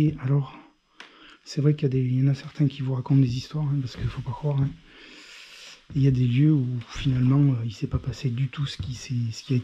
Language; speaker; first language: French; native; French